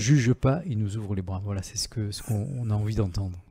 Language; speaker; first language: French; native; French